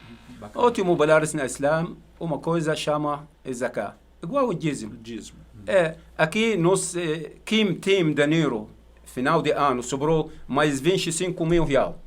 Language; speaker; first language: Portuguese; non-native, learner; Arabic